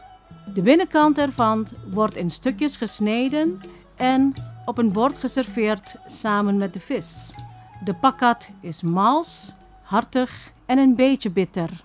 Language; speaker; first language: Dutch; non-native, fluent; Indonesian